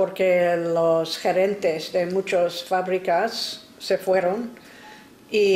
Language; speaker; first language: Spanish; non-native, fluent; English